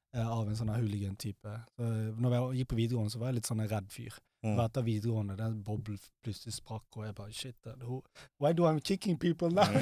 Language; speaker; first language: Norwegian; early bilingual, other home language; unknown